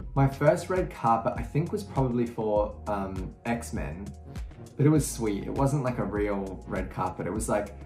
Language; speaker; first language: English; native; English